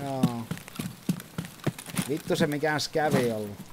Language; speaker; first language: Finnish; native; Finnish